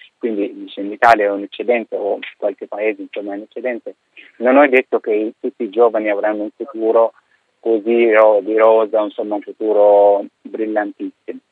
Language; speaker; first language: Italian; non-native, fluent; Arabic